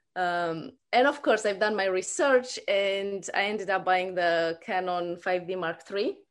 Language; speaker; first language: English; non-native, fluent; Romanian